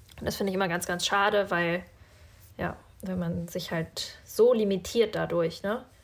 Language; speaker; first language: German; early bilingual, other home language; Russian